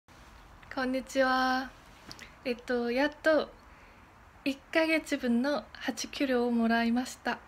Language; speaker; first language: Japanese; non-native, learner; Korean